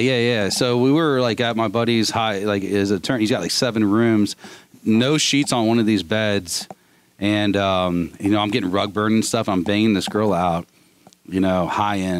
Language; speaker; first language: English; native; English